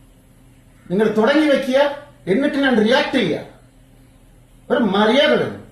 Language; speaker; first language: Malayalam; non-native, fluent; Tamil